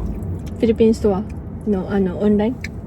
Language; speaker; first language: Japanese; non-native, fluent; Filipino